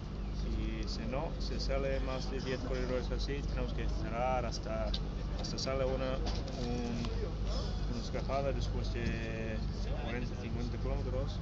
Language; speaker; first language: Spanish; non-native, fluent; English